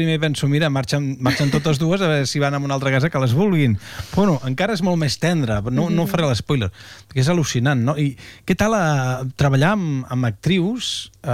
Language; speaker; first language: Catalan; native; Catalan